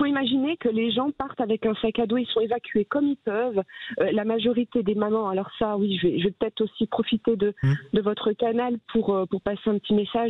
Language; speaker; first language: French; native; French